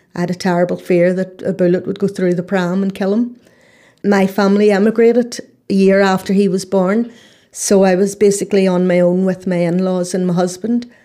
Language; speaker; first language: English; native; English